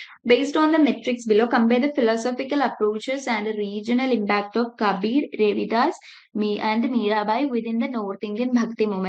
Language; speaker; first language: English; non-native, local second language; Malayalam